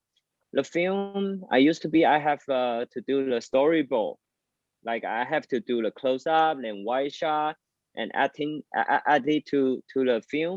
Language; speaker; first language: English; non-native, learner; Chinese